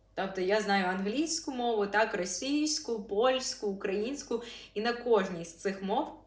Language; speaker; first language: Ukrainian; non-native, local second language; Russian